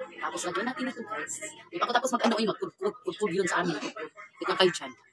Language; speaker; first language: Filipino; non-native, local second language; Cebuano